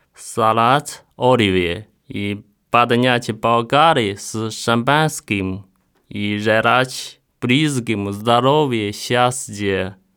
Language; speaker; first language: Russian; non-native, fluent; Chinese